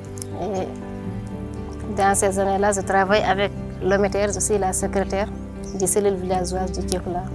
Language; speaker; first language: French; non-native, local second language; Fula